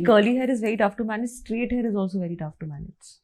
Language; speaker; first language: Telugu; non-native, learner; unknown